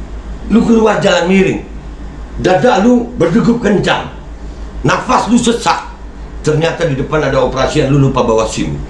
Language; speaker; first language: Indonesian; native; Indonesian